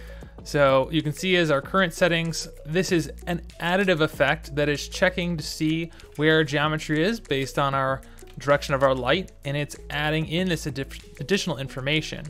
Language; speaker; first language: English; native; English